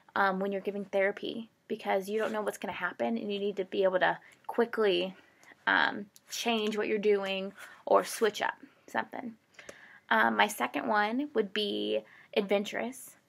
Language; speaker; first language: English; native; English